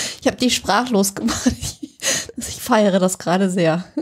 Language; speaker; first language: German; native; German